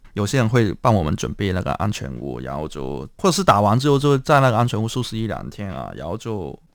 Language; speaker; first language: Chinese; non-native, local second language; Cantonese